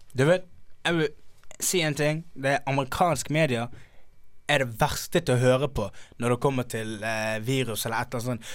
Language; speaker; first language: Norwegian; early bilingual, other home language; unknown